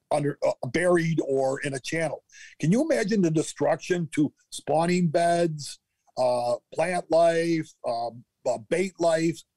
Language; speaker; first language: English; native; English